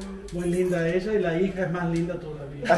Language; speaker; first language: Portuguese; non-native, learner; Spanish